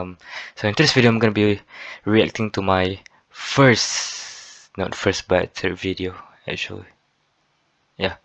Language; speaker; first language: English; non-native, fluent; Malay